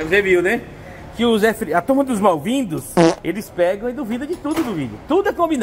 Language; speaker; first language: Portuguese; native; Portuguese